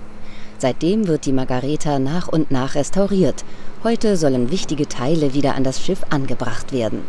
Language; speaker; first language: German; native; German